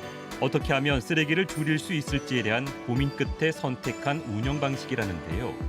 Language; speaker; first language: Korean; native; Korean